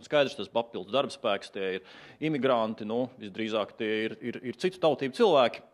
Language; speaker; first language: Latvian; native; Latvian